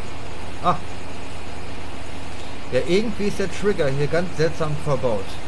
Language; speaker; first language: German; native; German